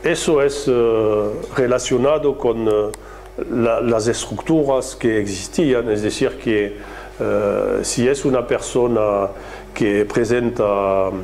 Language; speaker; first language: Spanish; non-native, fluent; French